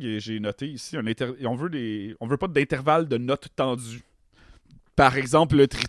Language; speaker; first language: French; native; French